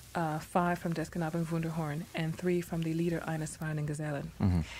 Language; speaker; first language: English; native; English